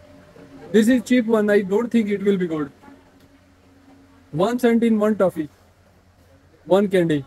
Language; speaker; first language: English; non-native, local second language; Punjabi